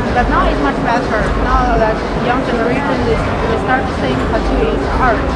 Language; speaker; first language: English; non-native, learner; Chinese